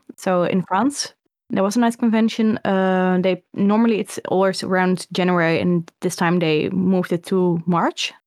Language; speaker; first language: English; early bilingual, other home language; Dutch